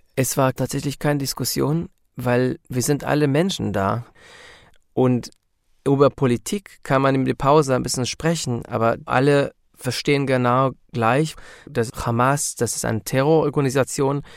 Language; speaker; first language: German; non-native, learner; Hebrew